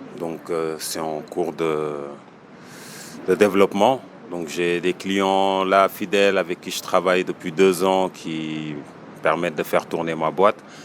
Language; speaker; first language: French; non-native, local second language; Wolof